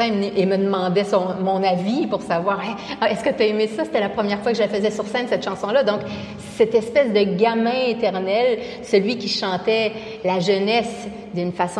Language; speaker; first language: French; native; French